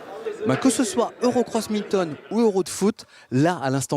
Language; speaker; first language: French; native; French